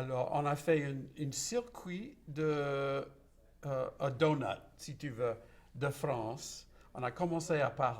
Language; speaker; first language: French; non-native, local second language; English